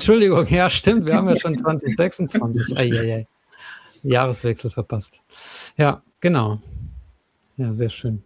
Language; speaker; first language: German; native; German